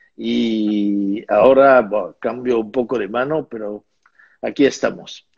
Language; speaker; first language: Spanish; non-native, fluent; French